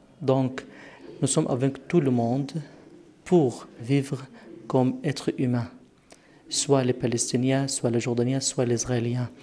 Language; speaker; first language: French; non-native, fluent; Arabic